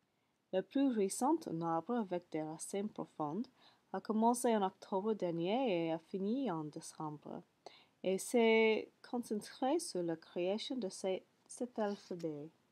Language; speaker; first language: French; non-native, learner; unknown